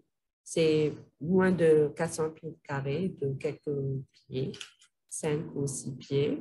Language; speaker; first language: French; non-native, local second language; Arabic